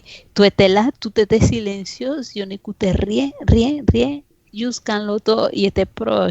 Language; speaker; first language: French; non-native, fluent; Spanish